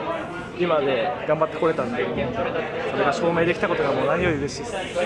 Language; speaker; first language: Japanese; native; Japanese